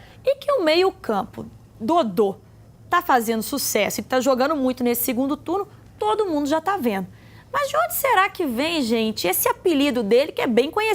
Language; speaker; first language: Portuguese; native; Portuguese